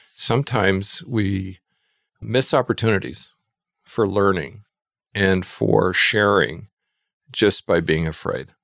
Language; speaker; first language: English; native; English